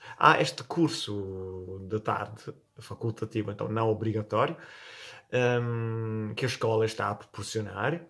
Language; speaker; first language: Portuguese; non-native, fluent; Italian